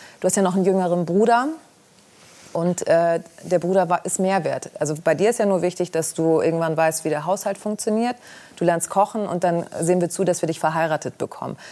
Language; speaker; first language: German; early bilingual, other home language; Greek